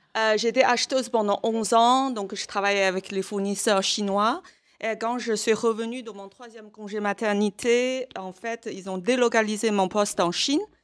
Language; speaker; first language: French; non-native, fluent; Chinese